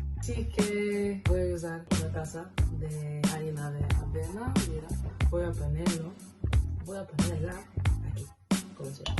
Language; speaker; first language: Spanish; non-native, learner; English